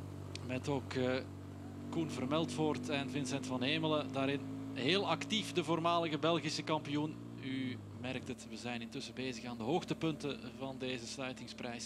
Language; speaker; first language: Dutch; native; Dutch